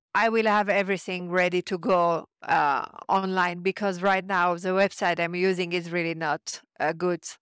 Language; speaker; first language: English; non-native, fluent; French